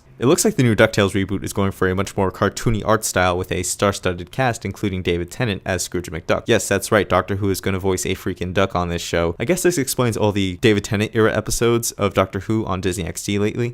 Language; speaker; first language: English; native; English